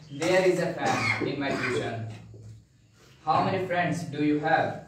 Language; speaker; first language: English; non-native, learner; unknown